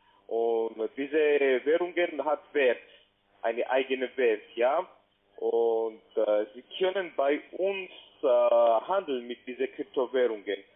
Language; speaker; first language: German; non-native, learner; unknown